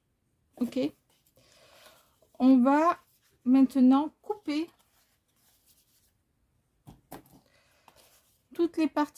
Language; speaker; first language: French; native; French